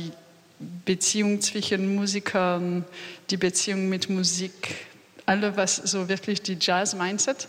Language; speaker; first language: German; non-native, learner; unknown